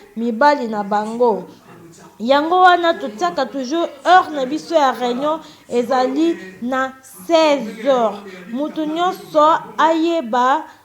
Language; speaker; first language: Lingala; native; Lingala